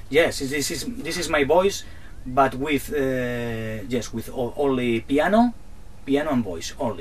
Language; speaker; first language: English; non-native, learner; Spanish